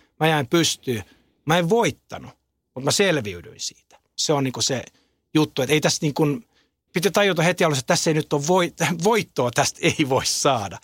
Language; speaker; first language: Finnish; native; Finnish